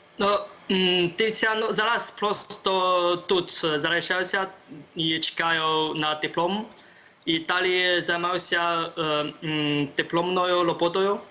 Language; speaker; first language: Ukrainian; non-native, learner; Chinese